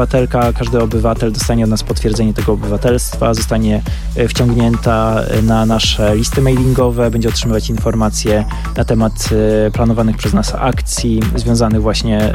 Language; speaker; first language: Polish; native; Polish